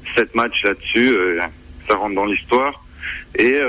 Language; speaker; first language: French; native; French